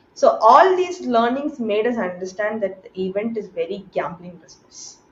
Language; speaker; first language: English; non-native, local second language; Tamil